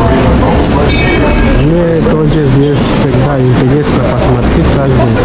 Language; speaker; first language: Russian; non-native, fluent; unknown